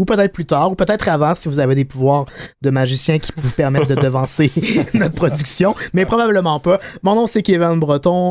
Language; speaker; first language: French; native; French